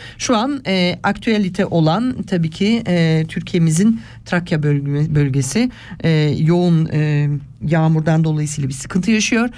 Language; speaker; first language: Turkish; early bilingual, heritage; Turkish